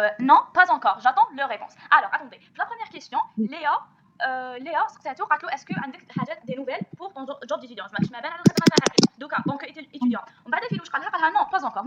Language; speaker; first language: French; non-native, local second language; Arabic